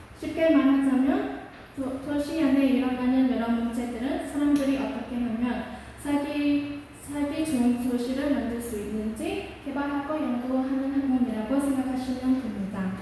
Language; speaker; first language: Korean; non-native, local second language; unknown